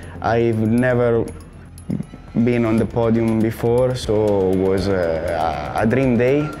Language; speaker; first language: English; non-native, fluent; Italian